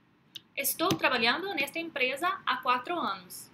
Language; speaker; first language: Portuguese; non-native, fluent; English